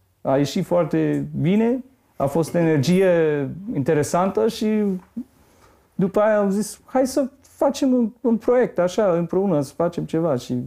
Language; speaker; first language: Romanian; non-native, fluent; English